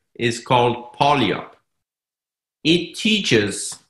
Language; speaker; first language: English; non-native, fluent; Persian